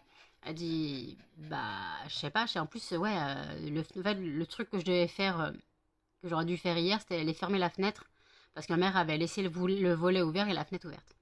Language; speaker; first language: French; native; French